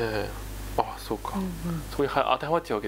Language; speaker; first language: Japanese; native; Japanese